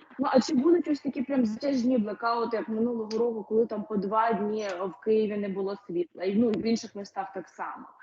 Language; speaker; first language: Ukrainian; native; Ukrainian